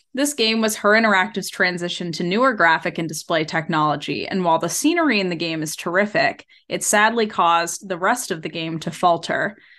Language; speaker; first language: English; native; English